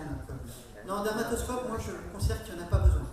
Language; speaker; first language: French; native; French